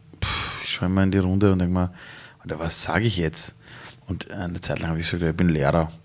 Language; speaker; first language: German; early bilingual, other home language; Persian